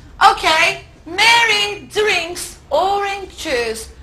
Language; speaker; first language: English; non-native, fluent; Turkish